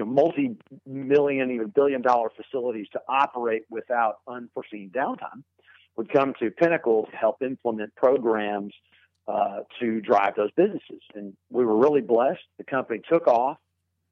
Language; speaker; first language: English; native; English